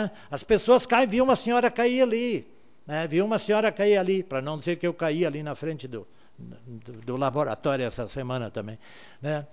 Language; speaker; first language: Portuguese; native; Portuguese